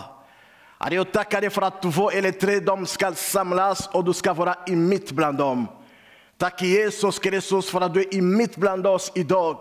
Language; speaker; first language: Swedish; non-native, learner; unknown